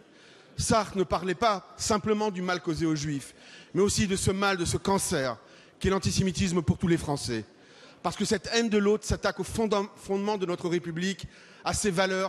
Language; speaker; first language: French; native; French